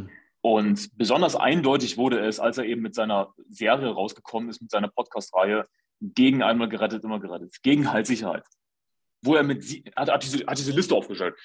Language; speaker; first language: German; native; German